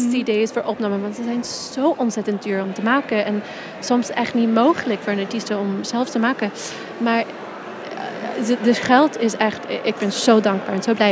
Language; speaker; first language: Dutch; non-native, fluent; English